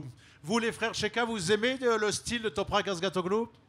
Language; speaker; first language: French; native; French